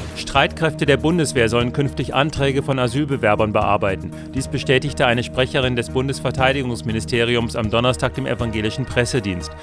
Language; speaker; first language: German; native; German